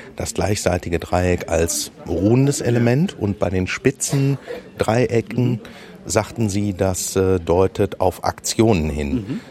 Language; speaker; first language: German; native; German